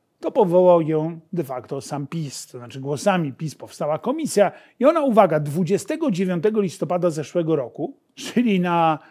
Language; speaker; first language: Polish; native; Polish